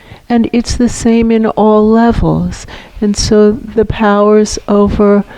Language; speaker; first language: English; native; English